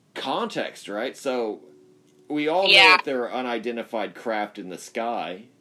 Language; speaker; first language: English; native; English